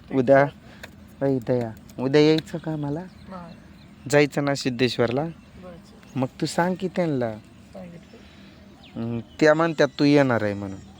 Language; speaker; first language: Marathi; non-native, local second language; Lambadi